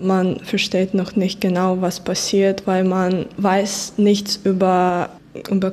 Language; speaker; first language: German; non-native, fluent; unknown